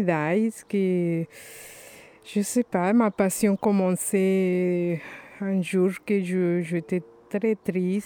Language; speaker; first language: French; non-native, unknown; Spanish